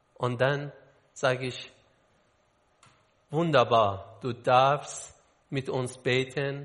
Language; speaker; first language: German; non-native, learner; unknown